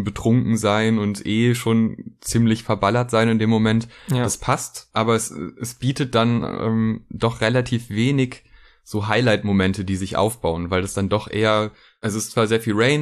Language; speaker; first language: German; native; German